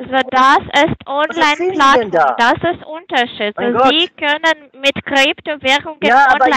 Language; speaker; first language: German; non-native, fluent; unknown